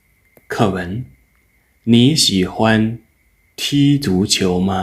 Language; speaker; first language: Chinese; non-native, fluent; Lao